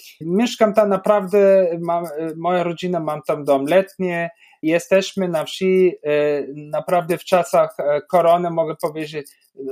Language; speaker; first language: Polish; non-native, fluent; German